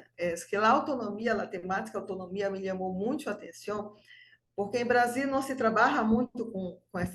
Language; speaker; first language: Portuguese; non-native, fluent; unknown